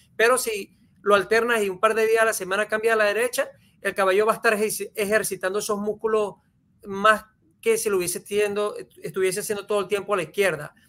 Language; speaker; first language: Spanish; native; Spanish